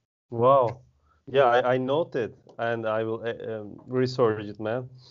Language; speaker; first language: English; non-native, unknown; Turkish